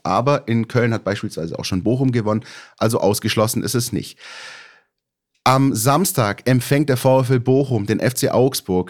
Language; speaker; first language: German; native; German